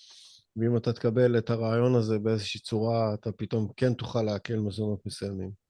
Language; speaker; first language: Hebrew; native; Hebrew